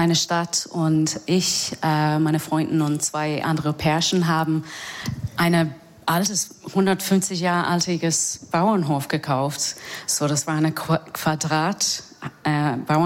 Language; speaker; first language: German; non-native, learner; English